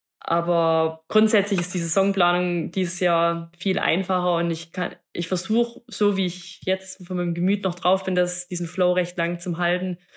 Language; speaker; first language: German; native; German